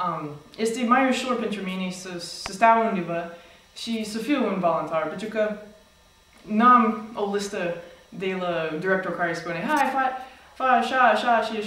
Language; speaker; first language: Romanian; non-native, fluent; English